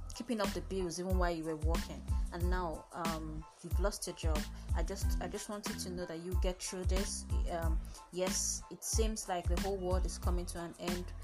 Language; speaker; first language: English; non-native, local second language; Yoruba